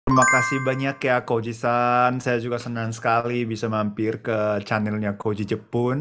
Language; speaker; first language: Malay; non-native, fluent; Japanese